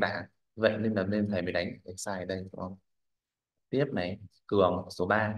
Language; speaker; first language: Vietnamese; native; Vietnamese